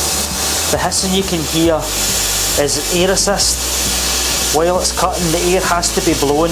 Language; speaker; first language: English; native; English